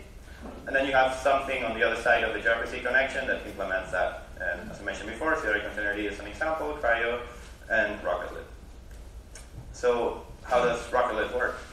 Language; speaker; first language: English; non-native, fluent; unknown